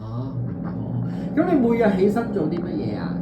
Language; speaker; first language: Cantonese; native; Cantonese